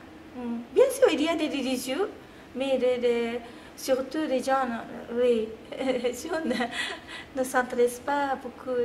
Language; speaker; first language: French; non-native, fluent; Japanese